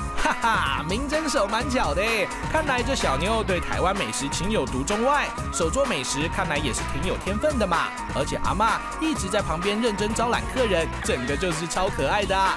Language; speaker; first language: Chinese; native; Chinese